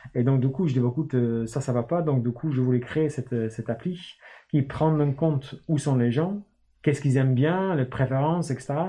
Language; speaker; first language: French; non-native, fluent; English